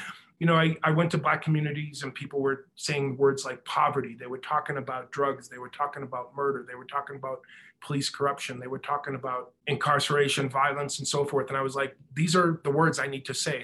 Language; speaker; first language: English; native; English